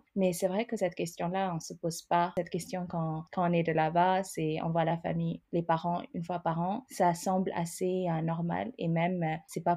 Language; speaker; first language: French; non-native, fluent; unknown